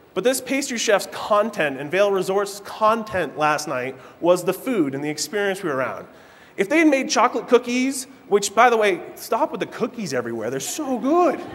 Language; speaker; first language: English; native; English